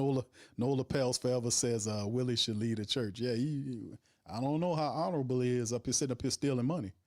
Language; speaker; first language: English; native; English